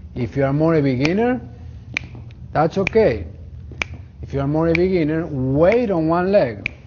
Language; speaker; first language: English; non-native, fluent; Spanish